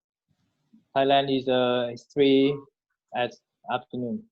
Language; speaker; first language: English; non-native, learner; Thai